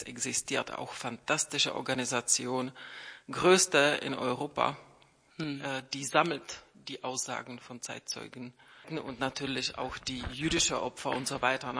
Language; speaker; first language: German; non-native, fluent; Czech